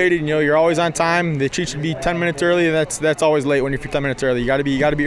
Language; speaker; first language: English; native; English